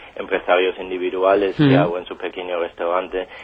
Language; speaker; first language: Spanish; non-native, fluent; German